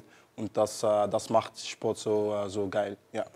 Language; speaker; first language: German; non-native, learner; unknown